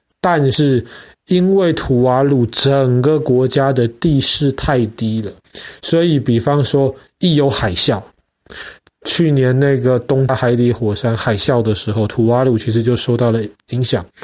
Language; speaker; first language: Chinese; native; Chinese